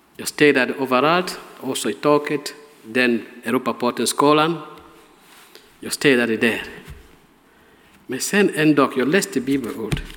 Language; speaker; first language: Swedish; non-native, learner; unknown